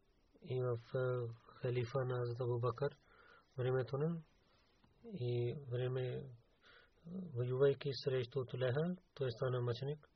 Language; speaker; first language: Bulgarian; non-native, learner; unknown